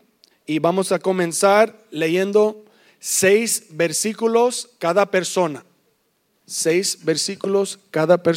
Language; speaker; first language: Spanish; early bilingual, heritage; English